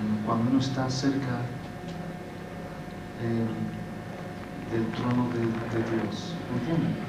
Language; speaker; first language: Spanish; non-native, fluent; English